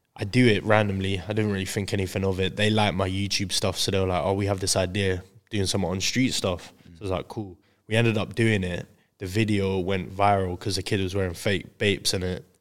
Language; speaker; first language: English; native; English